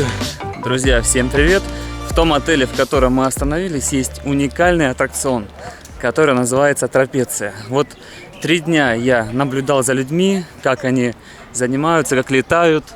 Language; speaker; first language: Russian; native; Russian